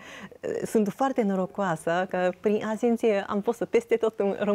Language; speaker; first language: Romanian; non-native, fluent; Japanese